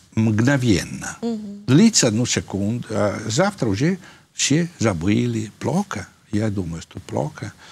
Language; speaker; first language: Russian; non-native, fluent; Italian